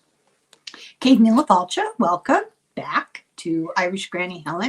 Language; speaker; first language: English; native; English